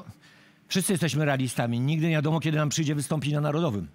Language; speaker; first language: Polish; native; Polish